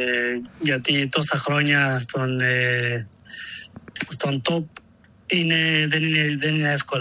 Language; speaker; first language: Greek; non-native, learner; Spanish